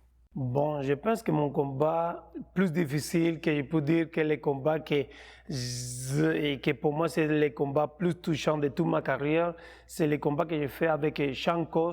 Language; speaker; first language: French; non-native, fluent; Spanish